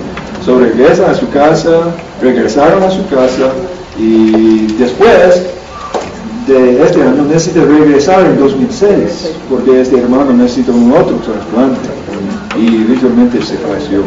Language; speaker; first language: Spanish; non-native, learner; English